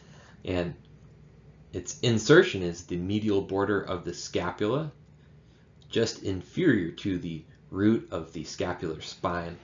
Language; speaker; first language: English; native; English